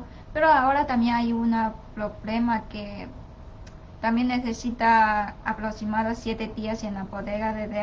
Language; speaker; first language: Spanish; non-native, learner; Chinese